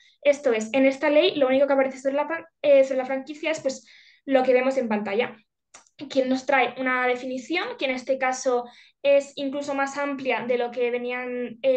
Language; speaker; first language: Spanish; native; Spanish